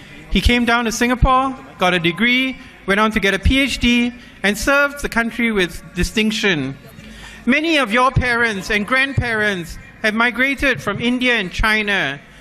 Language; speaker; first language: English; native; English